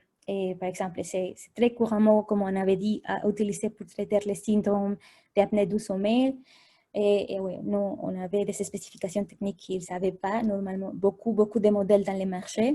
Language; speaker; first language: French; non-native, fluent; Spanish